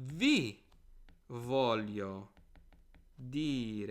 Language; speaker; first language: Italian; non-native, fluent; English